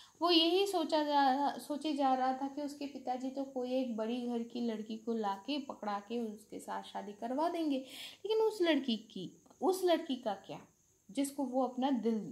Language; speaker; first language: Hindi; non-native, local second language; Bangla